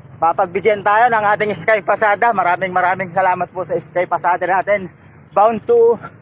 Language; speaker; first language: Filipino; native; Filipino